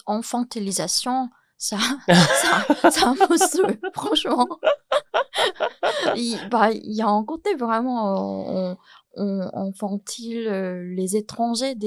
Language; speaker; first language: French; non-native, fluent; Chinese